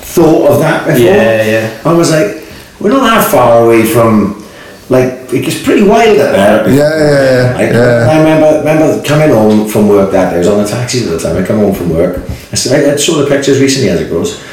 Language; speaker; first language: English; native; English